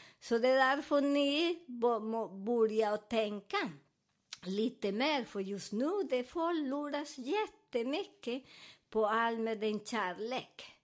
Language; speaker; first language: Swedish; non-native, learner; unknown